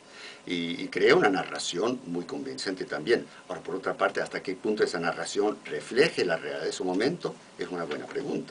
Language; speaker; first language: Spanish; non-native, fluent; English